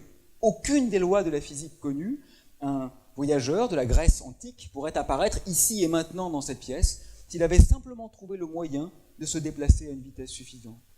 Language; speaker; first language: French; native; French